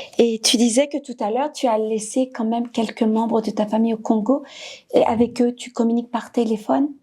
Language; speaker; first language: French; native; French